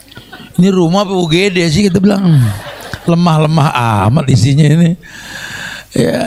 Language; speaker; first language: Indonesian; native; Indonesian